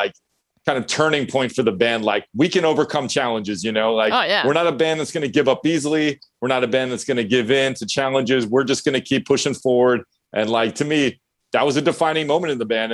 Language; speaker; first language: English; native; English